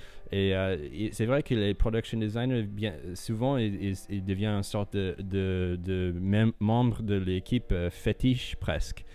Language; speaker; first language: French; non-native, fluent; English